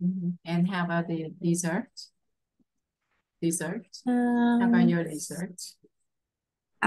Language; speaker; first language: English; non-native, fluent; Vietnamese